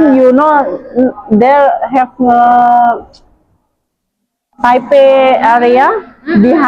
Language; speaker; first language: English; non-native, learner; Indonesian